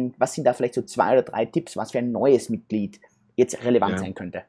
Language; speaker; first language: German; native; German